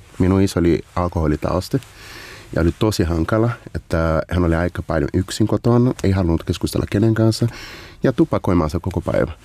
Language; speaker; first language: Finnish; non-native, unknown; Portuguese